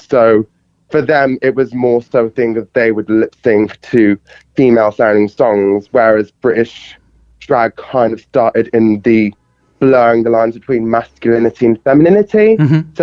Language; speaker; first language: English; native; English